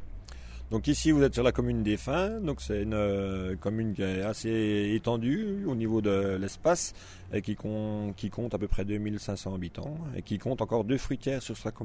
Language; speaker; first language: French; native; French